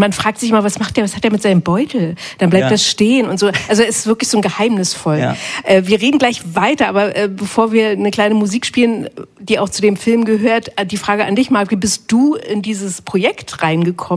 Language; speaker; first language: German; native; German